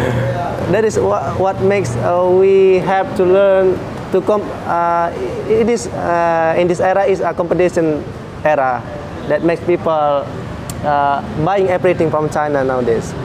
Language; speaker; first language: English; non-native, fluent; Indonesian